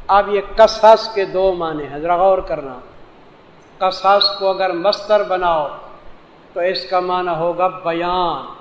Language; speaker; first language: Urdu; non-native, local second language; Saraiki